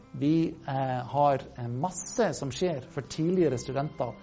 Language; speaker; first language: Norwegian; non-native, fluent; English